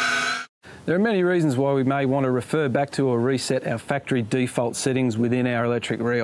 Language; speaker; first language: English; native; English